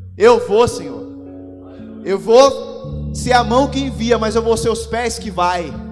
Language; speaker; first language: Portuguese; native; Portuguese